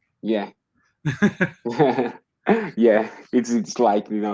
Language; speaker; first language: English; non-native, learner; Portuguese